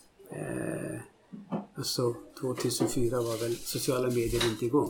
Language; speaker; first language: Swedish; non-native, fluent; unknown